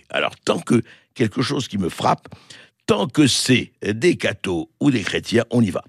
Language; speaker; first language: French; native; French